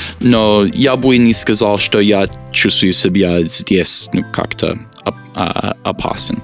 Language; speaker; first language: Russian; non-native, learner; English